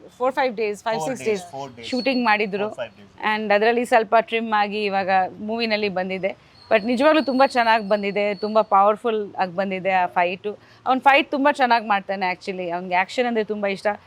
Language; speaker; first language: Kannada; non-native, fluent; Bangla